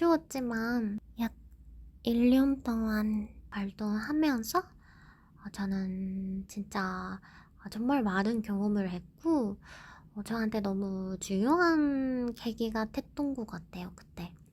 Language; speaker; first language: Korean; non-native, fluent; Japanese